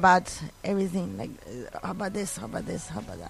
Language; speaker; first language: English; non-native, learner; Chinese